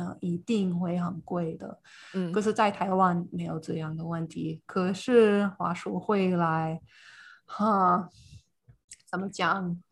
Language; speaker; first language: Chinese; non-native, fluent; English